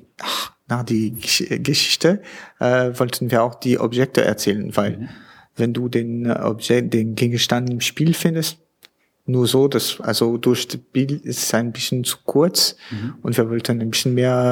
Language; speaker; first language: German; non-native, learner; French